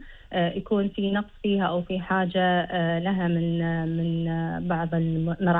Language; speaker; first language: Arabic; native; Arabic